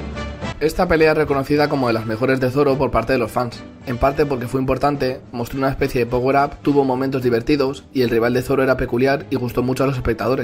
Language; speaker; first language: Spanish; native; Spanish